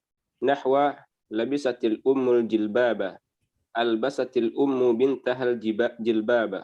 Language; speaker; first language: Arabic; non-native, learner; Indonesian